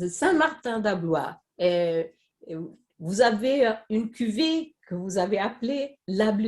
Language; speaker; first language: French; non-native, fluent; Swedish